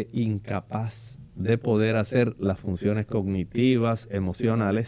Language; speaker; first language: Spanish; native; Spanish